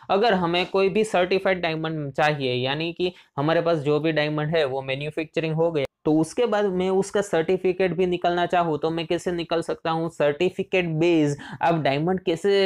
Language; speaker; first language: Hindi; non-native, local second language; Gujarati